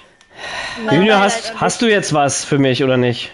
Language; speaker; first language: German; native; German